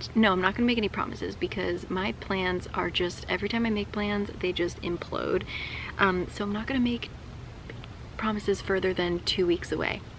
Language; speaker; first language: English; native; English